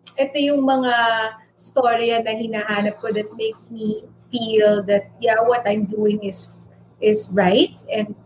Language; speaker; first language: English; non-native, local second language; Iloko